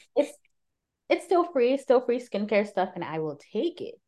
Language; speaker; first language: English; native; English